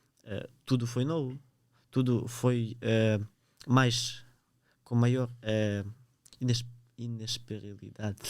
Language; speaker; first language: Portuguese; early bilingual, other home language; Ukrainian